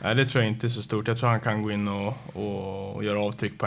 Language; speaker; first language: Swedish; native; Swedish